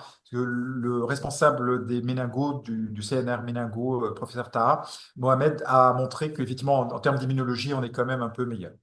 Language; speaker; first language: French; native; French